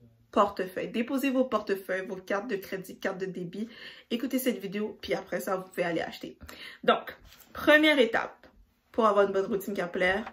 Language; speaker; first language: French; native; French